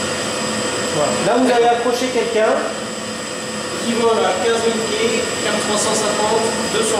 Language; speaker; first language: French; native; French